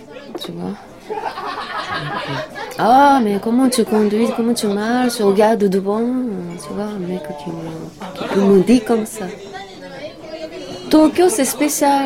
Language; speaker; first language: French; non-native, learner; Japanese